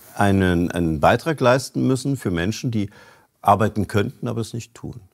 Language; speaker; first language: German; native; German